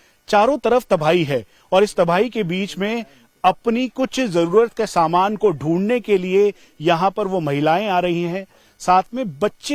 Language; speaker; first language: Hindi; native; Hindi